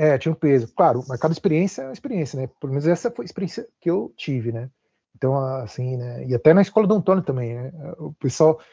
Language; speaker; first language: Portuguese; native; Portuguese